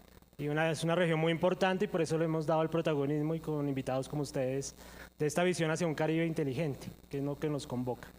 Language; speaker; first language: Spanish; native; Spanish